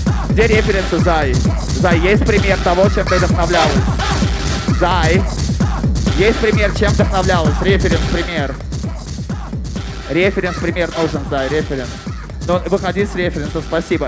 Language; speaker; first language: Russian; native; Russian